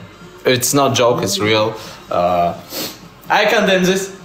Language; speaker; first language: English; non-native, learner; Russian